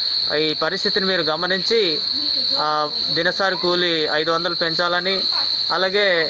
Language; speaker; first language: Telugu; native; Telugu